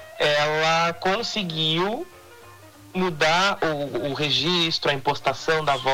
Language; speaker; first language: Portuguese; native; Portuguese